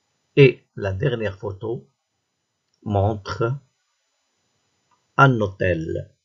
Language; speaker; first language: French; non-native, local second language; Arabic